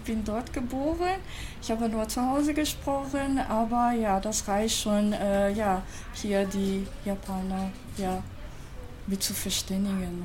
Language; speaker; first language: German; non-native, fluent; Japanese